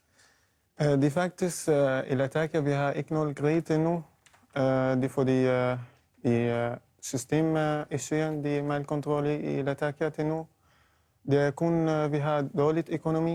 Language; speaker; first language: Danish; non-native, learner; Arabic